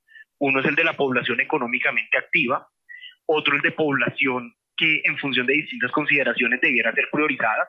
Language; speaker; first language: Spanish; native; Spanish